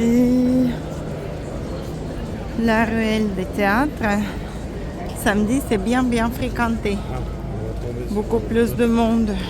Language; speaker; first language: French; non-native, learner; Russian